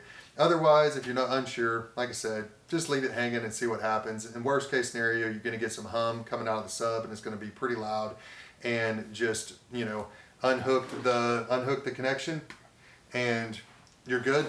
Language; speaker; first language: English; native; English